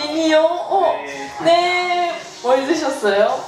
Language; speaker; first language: Korean; non-native, fluent; Japanese